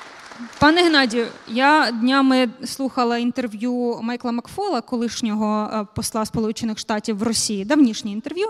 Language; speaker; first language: Ukrainian; native; Ukrainian